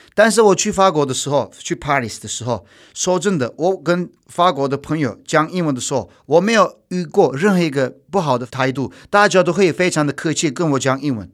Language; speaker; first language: Chinese; non-native, fluent; Turkish